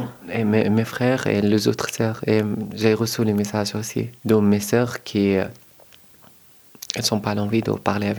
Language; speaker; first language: French; non-native, learner; Arabic